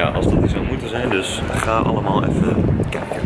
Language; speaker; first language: Dutch; native; Dutch